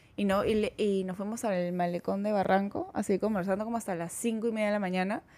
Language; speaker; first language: Spanish; native; Spanish